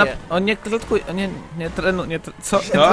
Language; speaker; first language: Polish; native; Polish